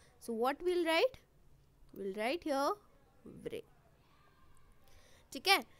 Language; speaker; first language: English; non-native, local second language; Hindi